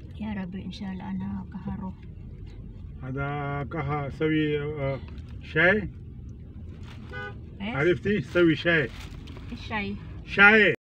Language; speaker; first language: Arabic; non-native, learner; Filipino